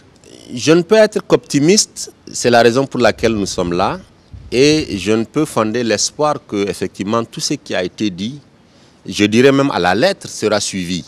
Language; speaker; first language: French; native; French